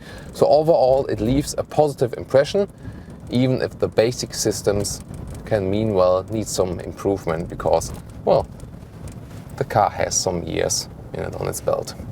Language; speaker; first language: English; non-native, fluent; German